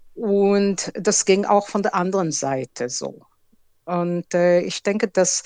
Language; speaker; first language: German; non-native, fluent; Hebrew